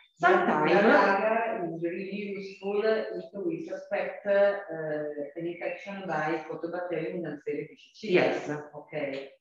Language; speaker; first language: English; non-native, fluent; Italian